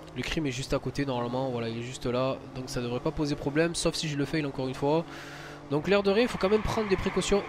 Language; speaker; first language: French; native; French